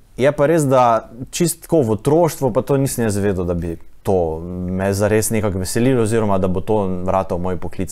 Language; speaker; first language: Slovenian; native; Slovenian